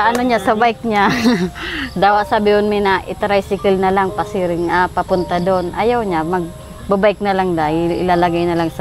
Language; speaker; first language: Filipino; non-native, local second language; Bikol